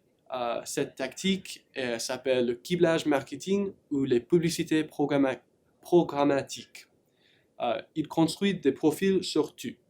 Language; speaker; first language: French; non-native, learner; English